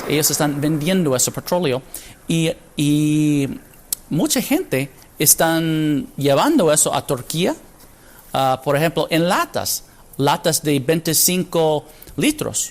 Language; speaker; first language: Spanish; non-native, fluent; English